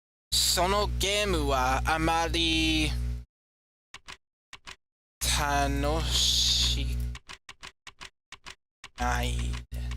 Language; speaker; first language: Japanese; non-native, learner; English